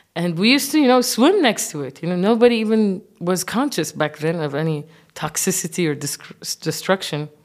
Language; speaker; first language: English; non-native, fluent; Arabic